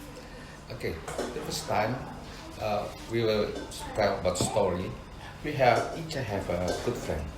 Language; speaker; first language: English; non-native, local second language; Indonesian